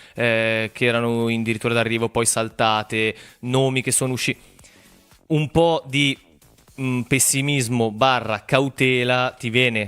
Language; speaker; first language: Italian; native; Italian